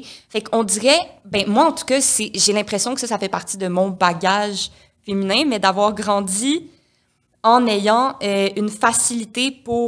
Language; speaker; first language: French; native; French